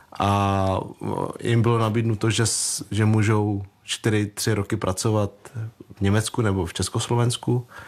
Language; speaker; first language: Czech; early bilingual, other home language; Vietnamese